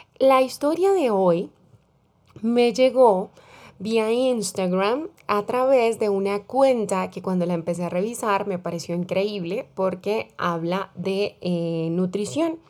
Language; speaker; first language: Spanish; native; Spanish